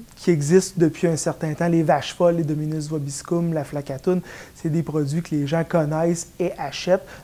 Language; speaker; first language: French; native; French